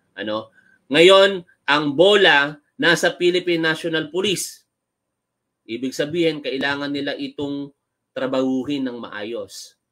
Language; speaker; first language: Filipino; native; Filipino